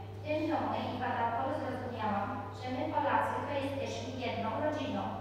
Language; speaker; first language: Polish; early bilingual, heritage; Polish